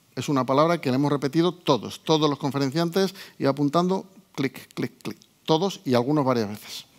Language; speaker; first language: Spanish; native; Spanish